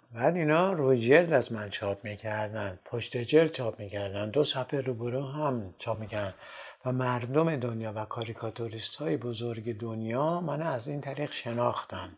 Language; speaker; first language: Persian; native; Persian